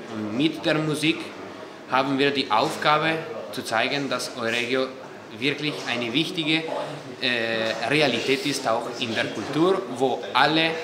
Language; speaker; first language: German; non-native, fluent; Italian